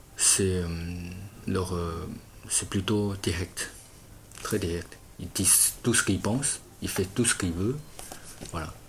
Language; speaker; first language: French; non-native, fluent; Chinese